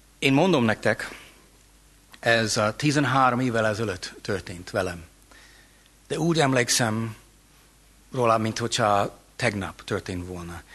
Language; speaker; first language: Hungarian; non-native, fluent; English